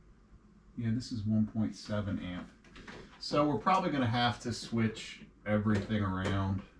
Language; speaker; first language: English; native; English